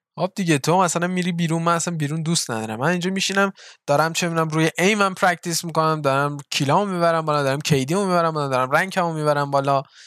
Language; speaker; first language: Persian; early bilingual, heritage; Persian